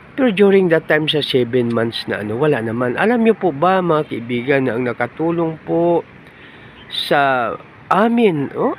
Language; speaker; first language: Filipino; non-native, local second language; Hiligaynon